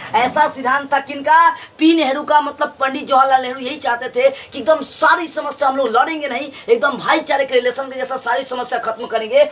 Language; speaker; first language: Hindi; native; Hindi